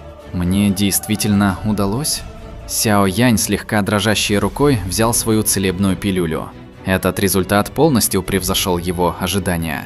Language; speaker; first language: Russian; native; Russian